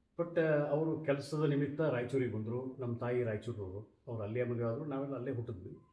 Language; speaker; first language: Kannada; native; Kannada